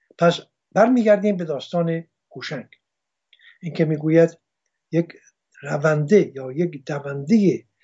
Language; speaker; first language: Persian; non-native, local second language; Armenian